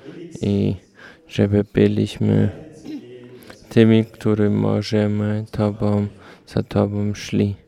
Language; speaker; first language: Polish; non-native, learner; German